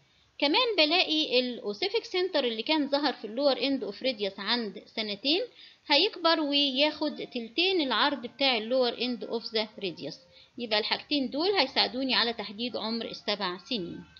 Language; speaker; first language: Arabic; native; Arabic